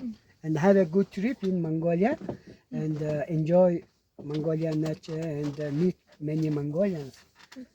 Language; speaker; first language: English; non-native, learner; Mongolian